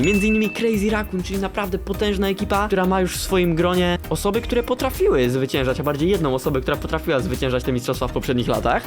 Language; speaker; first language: Polish; native; Polish